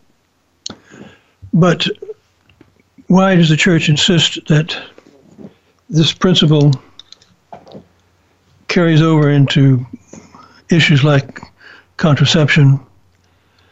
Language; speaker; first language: English; native; English